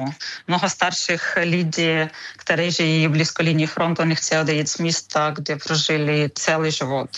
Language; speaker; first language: Czech; non-native, learner; Ukrainian